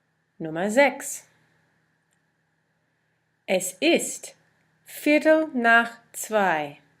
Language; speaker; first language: German; non-native, fluent; English